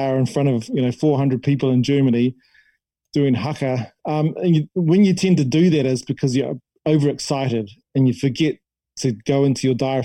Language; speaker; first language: English; native; English